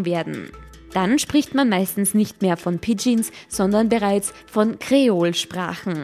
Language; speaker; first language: German; native; German